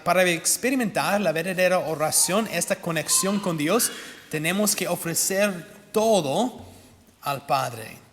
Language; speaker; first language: Spanish; non-native, fluent; English